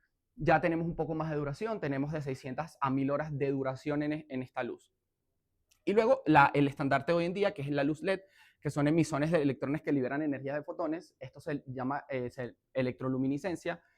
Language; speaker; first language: Spanish; native; Spanish